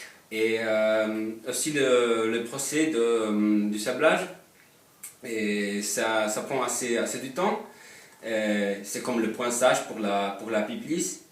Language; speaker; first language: French; non-native, fluent; Polish